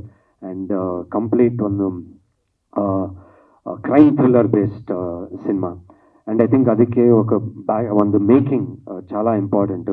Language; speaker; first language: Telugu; non-native, learner; Kannada